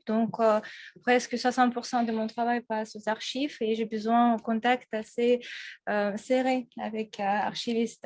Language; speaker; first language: French; non-native, fluent; Russian